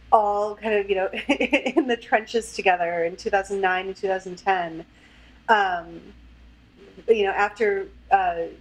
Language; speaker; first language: English; native; English